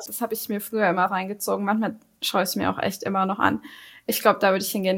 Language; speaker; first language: German; native; German